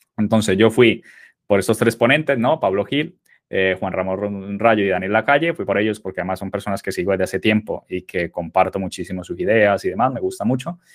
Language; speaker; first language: Spanish; native; Spanish